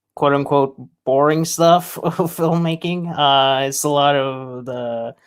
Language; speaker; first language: English; non-native, fluent; Norwegian